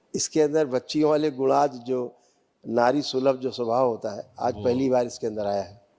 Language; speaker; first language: Hindi; native; Hindi